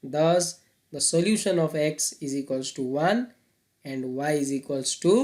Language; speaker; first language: English; non-native, local second language; Nepali